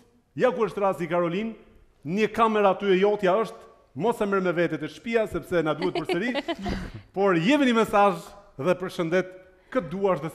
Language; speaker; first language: Albanian; native; Albanian